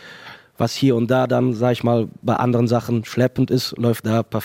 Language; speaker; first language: German; native; German